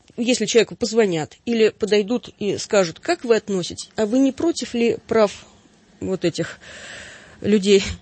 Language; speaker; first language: Russian; native; Russian